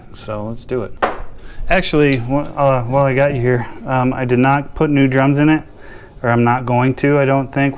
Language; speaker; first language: English; native; English